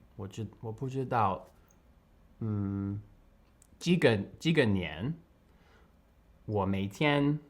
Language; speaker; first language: Chinese; non-native, learner; English